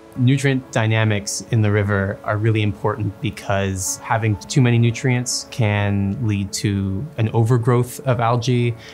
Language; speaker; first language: English; native; English